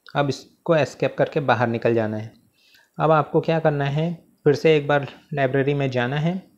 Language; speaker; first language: Hindi; native; Hindi